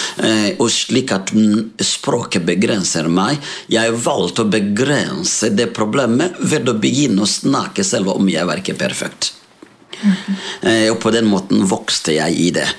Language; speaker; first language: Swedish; non-native, fluent; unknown